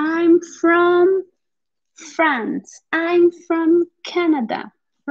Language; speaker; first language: English; non-native, fluent; Spanish